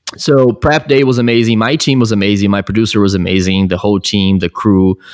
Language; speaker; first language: English; non-native, fluent; Portuguese